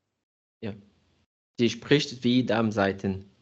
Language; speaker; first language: German; non-native, fluent; Portuguese